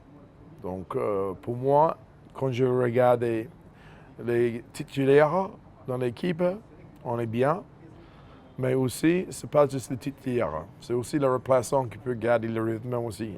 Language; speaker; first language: French; non-native, fluent; English